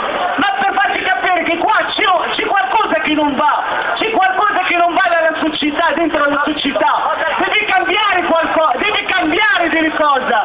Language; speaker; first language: Italian; non-native, fluent; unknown